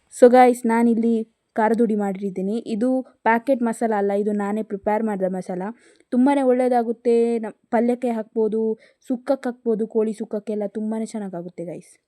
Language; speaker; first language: Kannada; non-native, local second language; Tulu